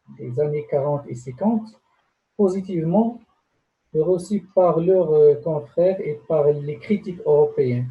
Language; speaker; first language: French; non-native, local second language; Arabic